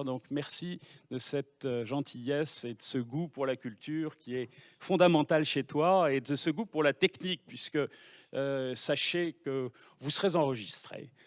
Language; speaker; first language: French; native; French